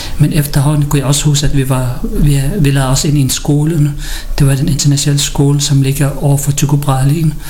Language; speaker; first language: Danish; early bilingual, other home language; Filipino